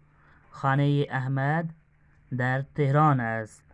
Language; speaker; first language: Persian; non-native, fluent; Urdu